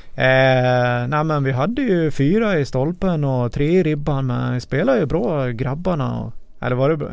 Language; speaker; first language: Swedish; native; Swedish